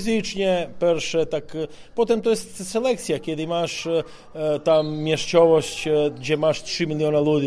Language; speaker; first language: Polish; non-native, learner; Serbian